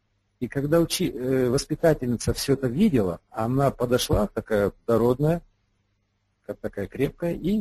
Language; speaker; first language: Russian; native; Russian